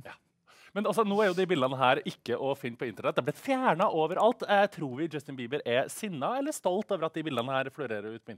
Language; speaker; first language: Norwegian; native; Norwegian